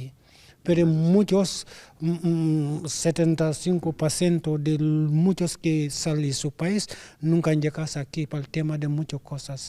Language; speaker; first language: Spanish; non-native, learner; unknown